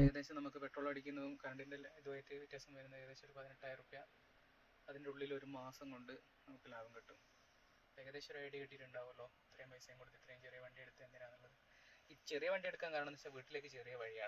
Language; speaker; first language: Malayalam; native; Malayalam